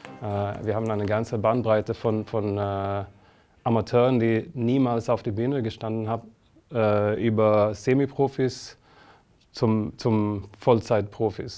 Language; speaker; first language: German; non-native, fluent; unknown